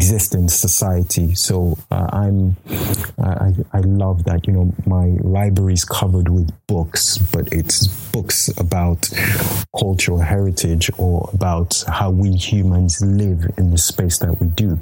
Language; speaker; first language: English; non-native, local second language; Yoruba